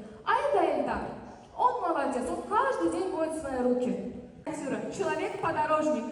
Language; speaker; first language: Russian; non-native, local second language; Azerbaijani